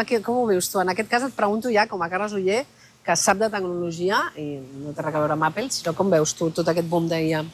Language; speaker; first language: Catalan; native; Catalan